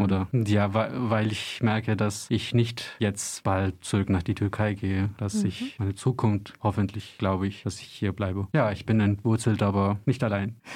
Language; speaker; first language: German; non-native, fluent; Turkish